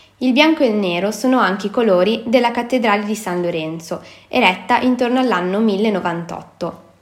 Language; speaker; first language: Italian; native; Italian